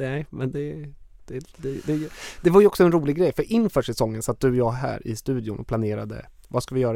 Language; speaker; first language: Swedish; native; Swedish